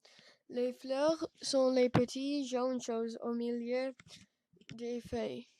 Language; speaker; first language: French; non-native, learner; English